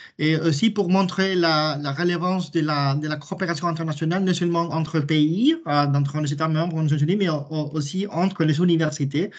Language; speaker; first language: French; non-native, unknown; Spanish